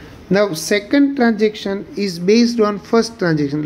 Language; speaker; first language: English; non-native, local second language; Gujarati